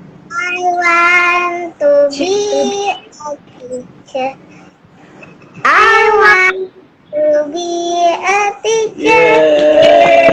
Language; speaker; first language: English; non-native, learner; Indonesian